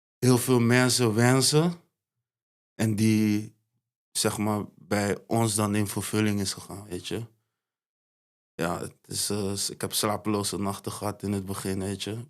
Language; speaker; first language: Dutch; early bilingual, other home language; Papiamento